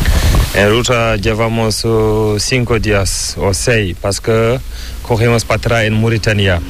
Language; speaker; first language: Spanish; non-native, learner; Fula